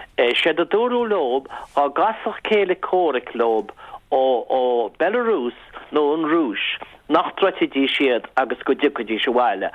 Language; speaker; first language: Irish; native; Irish